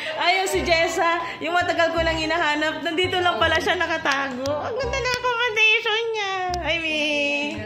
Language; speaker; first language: Filipino; non-native, local second language; Iloko